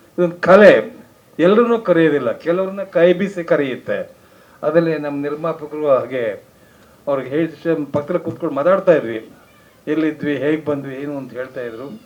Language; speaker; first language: Kannada; native; Kannada